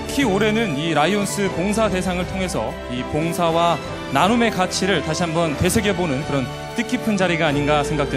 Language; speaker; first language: Korean; native; Korean